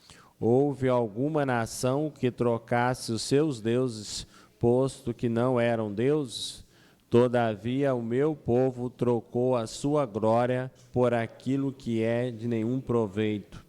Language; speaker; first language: Portuguese; native; Portuguese